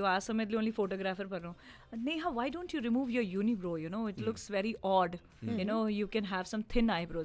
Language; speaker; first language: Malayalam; non-native, local second language; Hindi